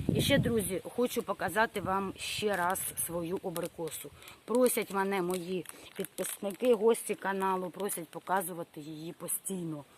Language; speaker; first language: Ukrainian; non-native, local second language; Russian